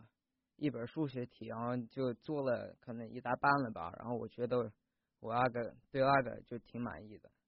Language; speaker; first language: Chinese; early bilingual, heritage; Chinese